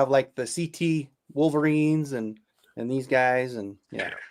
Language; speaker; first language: English; native; English